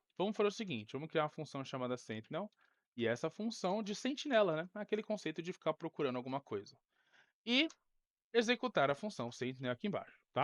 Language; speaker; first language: Portuguese; native; Portuguese